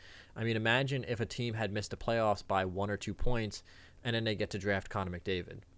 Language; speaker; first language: English; native; English